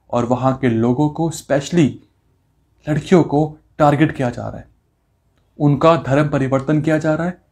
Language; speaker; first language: Hindi; native; Hindi